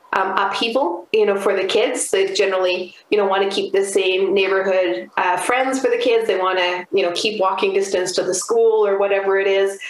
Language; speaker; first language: English; native; English